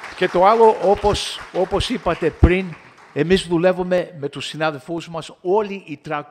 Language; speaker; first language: Greek; early bilingual, heritage; Greek